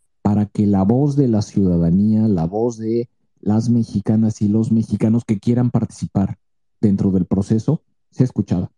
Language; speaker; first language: Spanish; native; Spanish